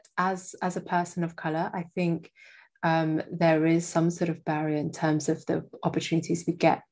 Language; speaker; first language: English; native; English